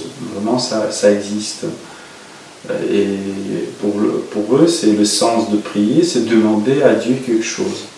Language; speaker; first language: French; non-native, fluent; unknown